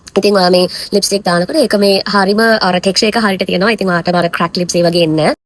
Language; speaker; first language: Sinhala; non-native, local second language; Tamil